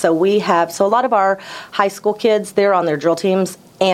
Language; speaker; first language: English; native; English